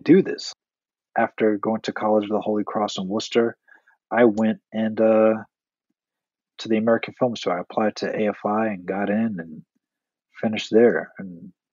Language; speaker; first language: English; native; English